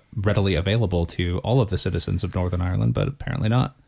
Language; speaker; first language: English; native; English